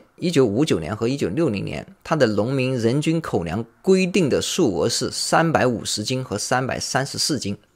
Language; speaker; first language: Chinese; native; Chinese